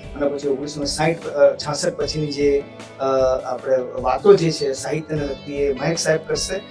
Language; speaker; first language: Gujarati; early bilingual, heritage; Gujarati